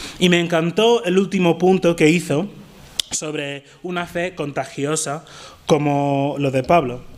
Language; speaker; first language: Spanish; non-native, fluent; English